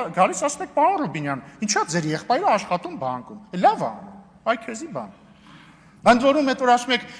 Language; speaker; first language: Armenian; native; Armenian